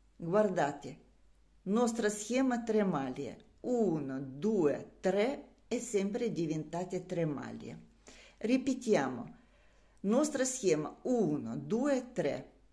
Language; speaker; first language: Italian; non-native, learner; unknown